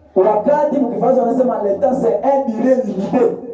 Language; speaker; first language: French; non-native, local second language; Swahili